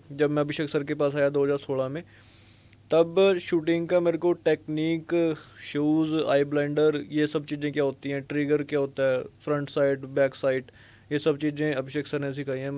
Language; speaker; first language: Hindi; non-native, local second language; Punjabi